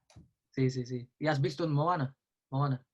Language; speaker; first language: Spanish; non-native, learner; English